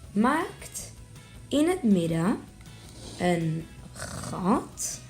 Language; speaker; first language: Dutch; native; Dutch